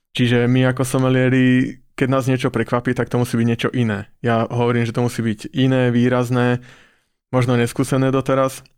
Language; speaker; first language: Slovak; native; Slovak